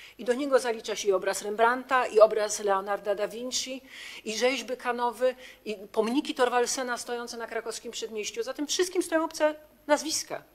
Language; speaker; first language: Polish; native; Polish